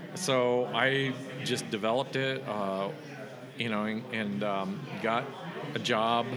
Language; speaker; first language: English; native; English